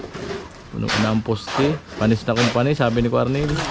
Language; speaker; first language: Filipino; native; Filipino